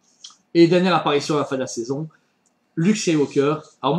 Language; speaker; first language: French; native; French